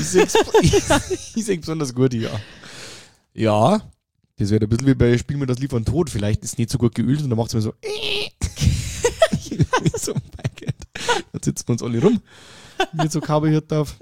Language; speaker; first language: German; native; German